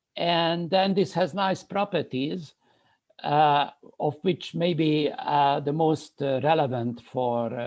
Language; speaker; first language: English; non-native, fluent; Hungarian